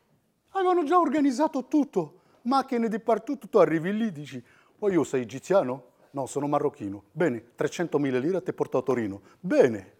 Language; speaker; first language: Italian; non-native, fluent; Arabic